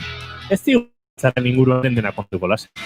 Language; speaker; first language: Basque; native; Basque